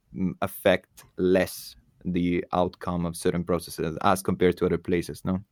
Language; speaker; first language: English; non-native, fluent; Italian